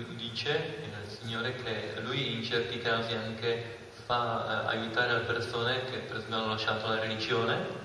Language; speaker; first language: Italian; non-native, fluent; Czech